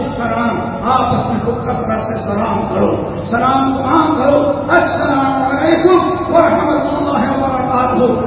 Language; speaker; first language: Urdu; native; Urdu